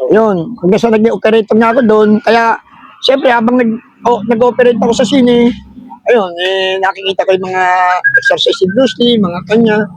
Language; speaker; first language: Filipino; native; Filipino